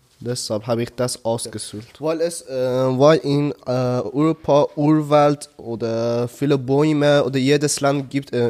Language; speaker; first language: German; non-native, learner; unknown